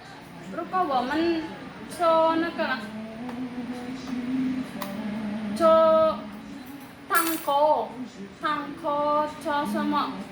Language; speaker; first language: Chinese; non-native, learner; Indonesian